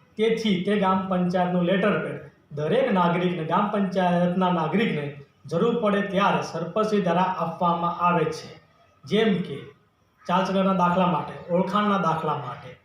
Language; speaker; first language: Gujarati; native; Gujarati